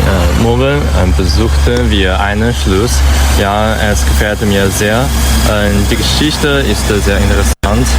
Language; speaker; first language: German; non-native, learner; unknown